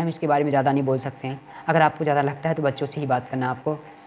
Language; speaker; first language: Hindi; native; Hindi